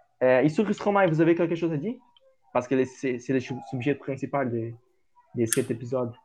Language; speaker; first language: French; non-native, learner; Portuguese